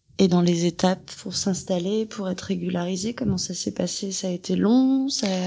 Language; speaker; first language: French; native; French